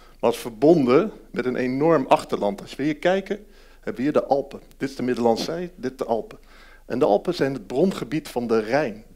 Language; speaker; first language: Dutch; early bilingual, heritage; Dutch